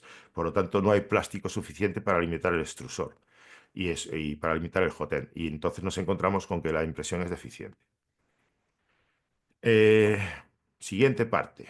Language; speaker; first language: Spanish; native; Spanish